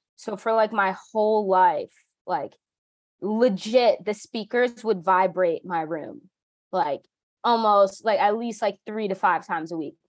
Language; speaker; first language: English; native; English